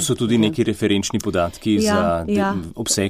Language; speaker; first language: Slovenian; native; Slovenian